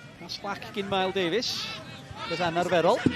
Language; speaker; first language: Welsh; native; Welsh